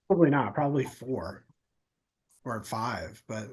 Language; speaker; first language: English; native; English